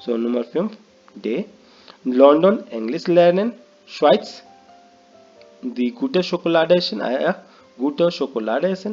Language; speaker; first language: German; non-native, learner; Hindi